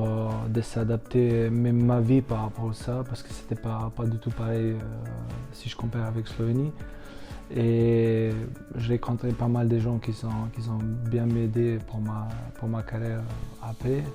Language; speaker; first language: French; non-native, fluent; Slovenian